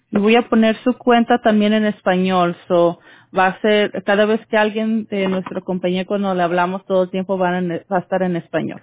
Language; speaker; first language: Spanish; early bilingual, heritage; Spanish